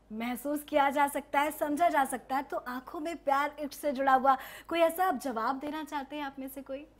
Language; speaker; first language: Hindi; native; Hindi